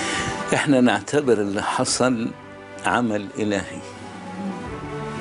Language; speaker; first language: Arabic; native; Arabic